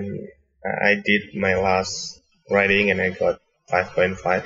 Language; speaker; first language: English; non-native, learner; Indonesian